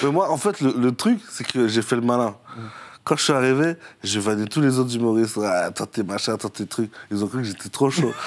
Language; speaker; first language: French; native; French